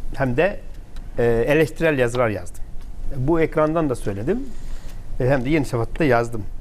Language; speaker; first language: Turkish; native; Turkish